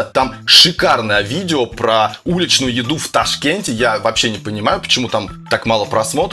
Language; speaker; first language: Russian; native; Russian